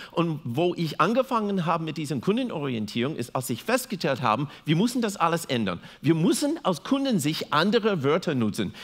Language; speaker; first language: German; non-native, fluent; English